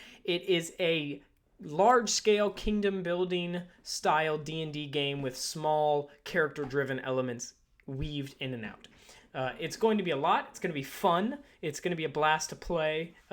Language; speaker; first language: English; native; English